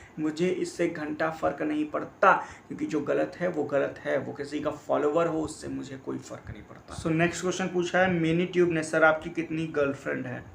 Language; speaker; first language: Hindi; native; Hindi